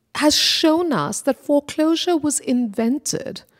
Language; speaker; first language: English; non-native, local second language; Bangla